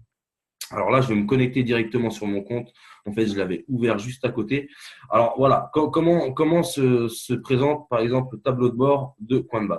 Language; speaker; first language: French; native; French